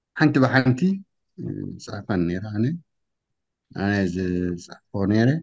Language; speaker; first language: Tigrinya; native; Tigrinya